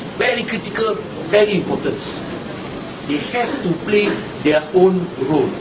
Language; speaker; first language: English; non-native, local second language; Malay